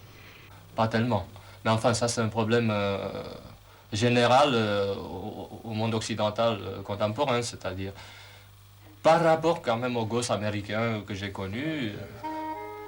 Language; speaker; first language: French; non-native, fluent; Romanian